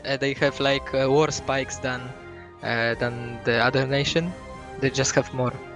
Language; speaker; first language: English; non-native, fluent; Polish